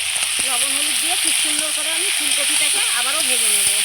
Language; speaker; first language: Bangla; native; Bangla